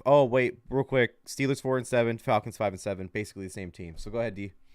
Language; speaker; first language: English; native; English